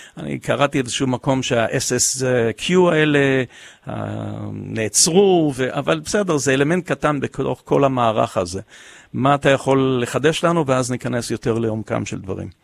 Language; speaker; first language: Hebrew; early bilingual, other home language; English